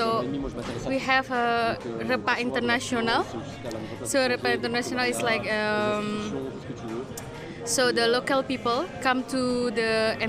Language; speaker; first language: English; non-native, learner; Indonesian